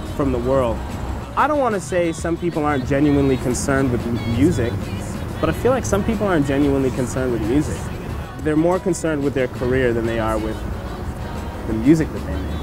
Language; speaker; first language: English; native; English